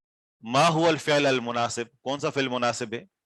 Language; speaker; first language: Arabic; non-native, fluent; Urdu